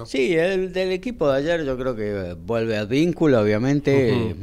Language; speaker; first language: Spanish; native; Spanish